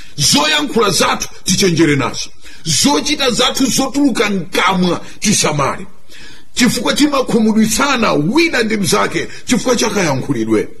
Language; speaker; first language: Nyanja; non-native, local second language; Tumbuka